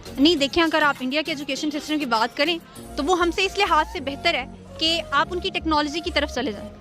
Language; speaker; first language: Urdu; non-native, local second language; Punjabi